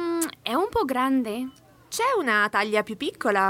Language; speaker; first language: Italian; non-native, learner; English